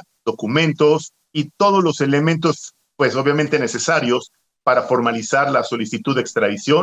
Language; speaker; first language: Spanish; native; Spanish